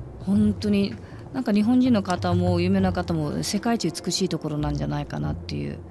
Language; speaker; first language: Japanese; non-native, fluent; English